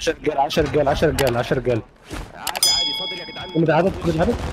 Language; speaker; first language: Arabic; native; Arabic